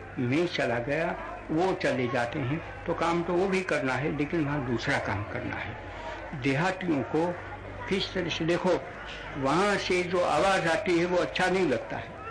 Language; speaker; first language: Hindi; non-native, local second language; Gujarati